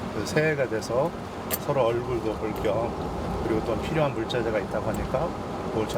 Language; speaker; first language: Korean; native; Korean